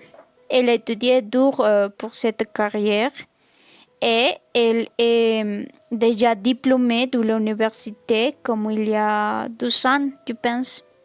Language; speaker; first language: French; non-native, learner; Spanish